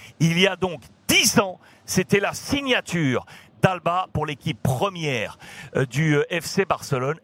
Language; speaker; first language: French; native; French